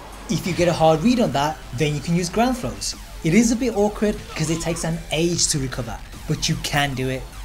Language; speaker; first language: English; native; English